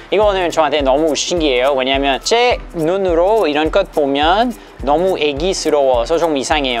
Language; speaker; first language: Korean; non-native, learner; English